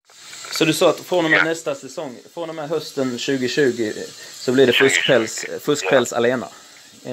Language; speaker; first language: Swedish; native; Swedish